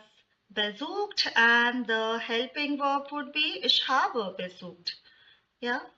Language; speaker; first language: German; non-native, fluent; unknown